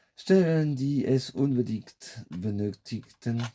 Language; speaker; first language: German; non-native, fluent; French